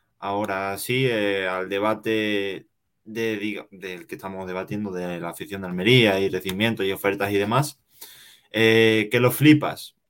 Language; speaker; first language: Spanish; native; Spanish